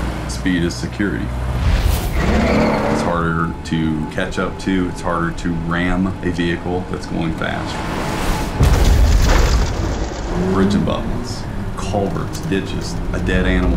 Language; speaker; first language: English; native; English